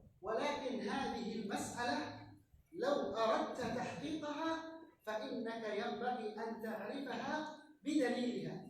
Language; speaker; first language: Arabic; native; Arabic